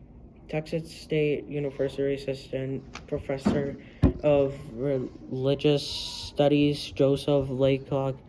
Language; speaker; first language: English; native; English